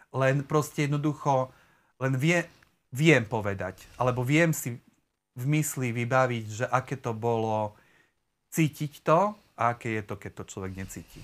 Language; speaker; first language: Slovak; native; Slovak